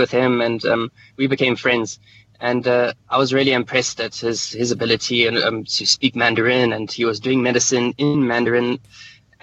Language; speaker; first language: English; native; English